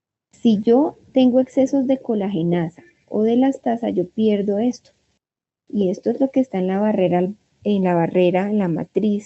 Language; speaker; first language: Spanish; native; Spanish